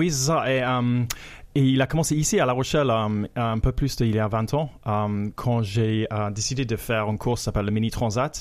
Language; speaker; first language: French; non-native, fluent; English